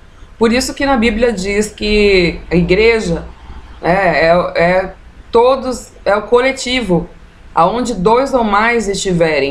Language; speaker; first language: Portuguese; native; Portuguese